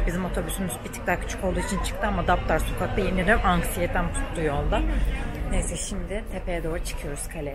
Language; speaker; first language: Turkish; native; Turkish